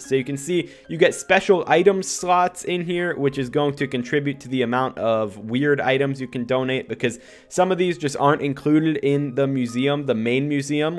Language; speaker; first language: English; native; English